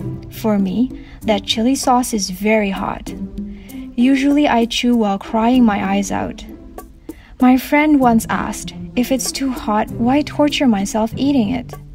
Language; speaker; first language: English; non-native, fluent; Indonesian